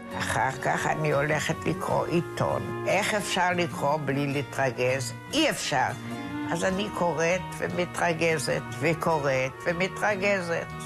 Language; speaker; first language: Hebrew; non-native, fluent; German